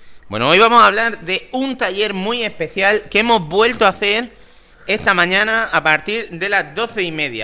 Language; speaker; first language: Spanish; native; Spanish